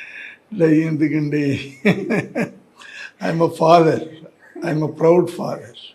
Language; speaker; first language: Telugu; non-native, learner; Tamil